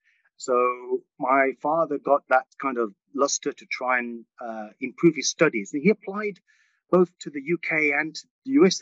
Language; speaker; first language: English; early bilingual, other home language; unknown